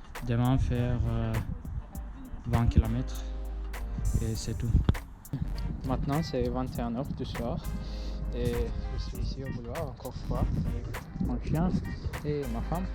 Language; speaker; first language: French; non-native, learner; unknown